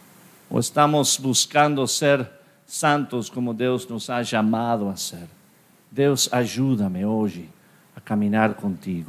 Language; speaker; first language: Portuguese; non-native, fluent; English